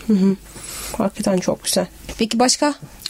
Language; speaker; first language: Turkish; non-native, fluent; Arabic